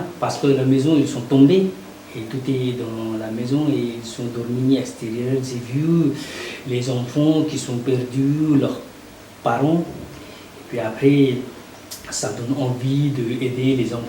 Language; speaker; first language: French; non-native, learner; Nepali